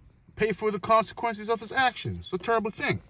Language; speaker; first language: English; native; English